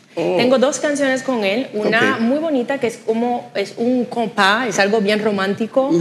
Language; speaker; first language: Spanish; non-native, fluent; Haitian Creole